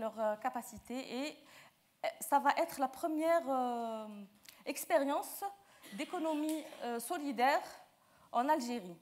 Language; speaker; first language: French; non-native, local second language; Arabic